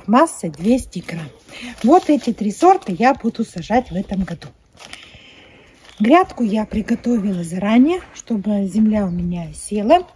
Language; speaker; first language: Russian; native; Russian